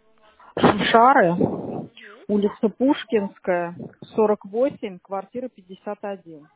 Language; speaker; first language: Russian; native; Russian